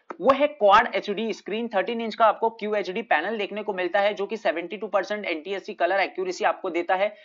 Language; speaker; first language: Hindi; native; Hindi